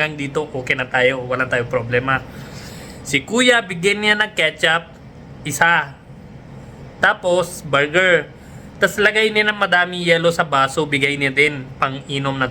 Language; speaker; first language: Filipino; non-native, learner; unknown